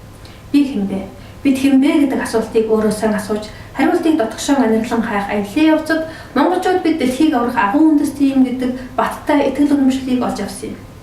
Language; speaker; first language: Mongolian; native; Mongolian